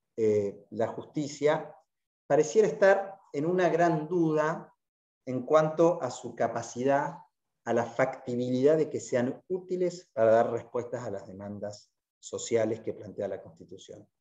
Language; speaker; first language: Spanish; native; Spanish